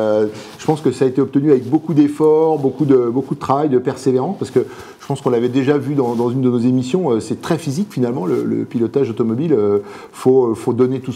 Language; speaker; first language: French; native; French